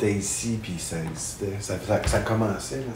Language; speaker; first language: French; native; French